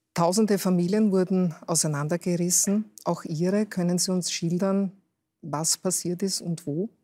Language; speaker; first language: German; native; German